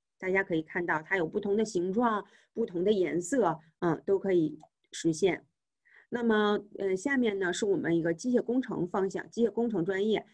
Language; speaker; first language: Chinese; native; Chinese